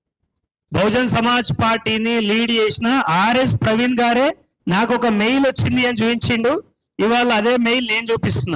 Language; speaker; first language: Telugu; native; Telugu